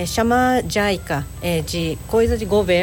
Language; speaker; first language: Portuguese; non-native, learner; Japanese